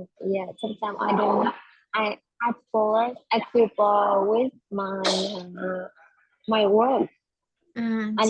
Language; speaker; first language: English; non-native, learner; Vietnamese